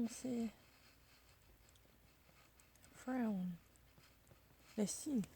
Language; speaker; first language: French; non-native, learner; Korean